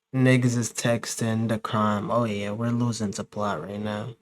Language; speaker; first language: English; native; English